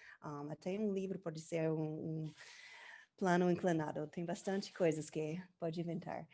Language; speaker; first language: Portuguese; non-native, learner; English